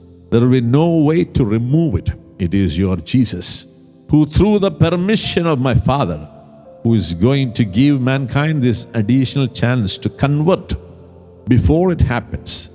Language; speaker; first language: English; non-native, local second language; Malayalam